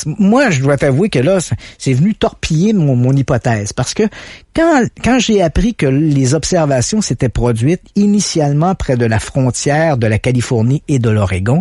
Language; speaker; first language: French; native; French